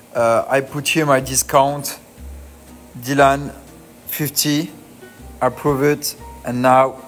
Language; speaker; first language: English; non-native, learner; French